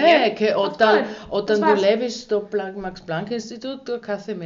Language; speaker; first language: Greek; non-native, learner; German